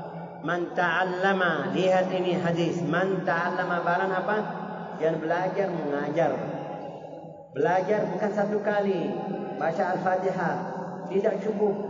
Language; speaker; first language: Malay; non-native, learner; Arabic